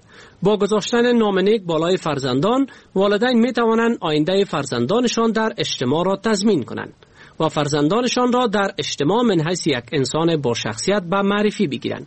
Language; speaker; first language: Persian; native; Persian